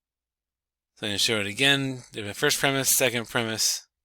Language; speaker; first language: English; native; English